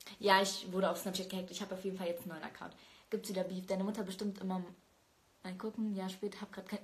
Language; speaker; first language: German; early bilingual, other home language; Turkish